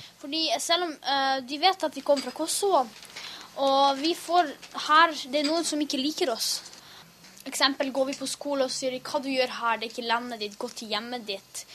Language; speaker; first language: Norwegian; early bilingual, other home language; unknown